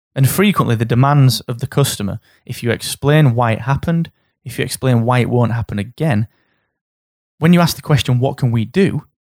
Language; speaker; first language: English; native; English